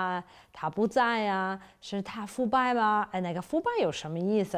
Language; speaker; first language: Chinese; non-native, fluent; English